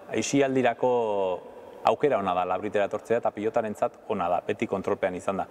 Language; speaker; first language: Basque; native; Basque